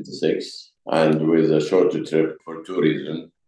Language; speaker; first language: English; non-native, fluent; Arabic